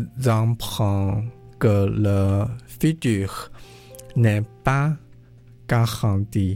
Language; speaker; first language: French; non-native, learner; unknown